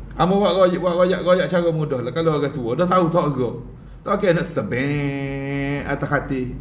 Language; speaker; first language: Malay; native; Malay